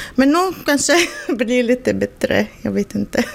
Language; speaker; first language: Swedish; non-native, learner; Arabic